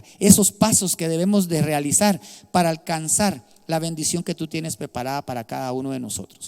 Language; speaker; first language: Spanish; native; Spanish